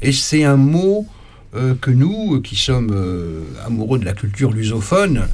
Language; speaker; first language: French; native; French